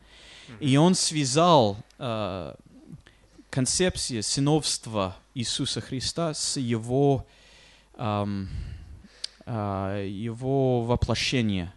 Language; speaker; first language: Russian; non-native, fluent; English